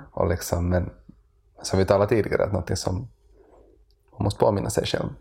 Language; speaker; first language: Swedish; native; Swedish